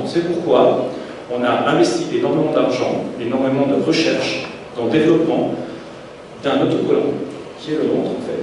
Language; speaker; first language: French; native; French